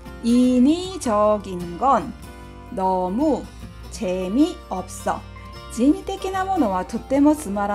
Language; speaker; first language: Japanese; non-native, fluent; Korean